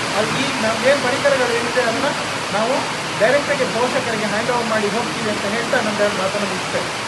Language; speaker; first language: Kannada; native; Kannada